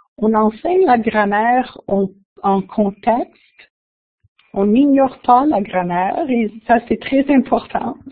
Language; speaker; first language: French; non-native, local second language; English